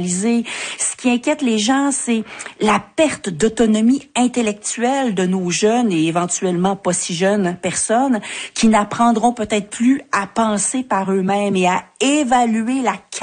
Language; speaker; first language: French; native; French